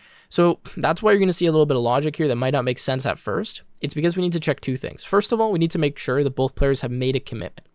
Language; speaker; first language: English; native; English